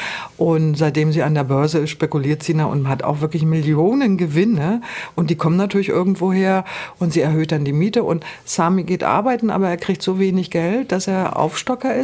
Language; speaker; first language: German; native; German